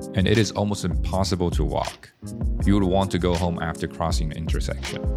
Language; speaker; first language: English; early bilingual, other home language; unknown